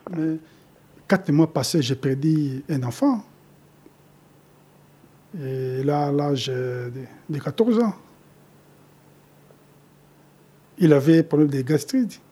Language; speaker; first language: French; non-native, local second language; Lingala